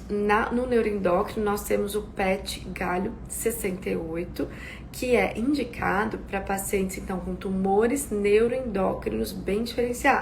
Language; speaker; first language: Portuguese; native; Portuguese